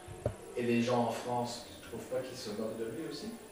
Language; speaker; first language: French; native; French